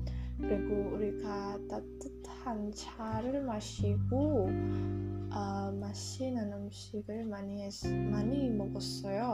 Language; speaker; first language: Korean; non-native, learner; Indonesian